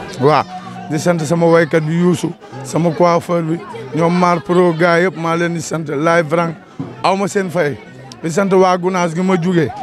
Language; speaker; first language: Wolof; native; Wolof